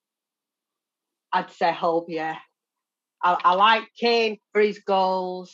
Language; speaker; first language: English; native; English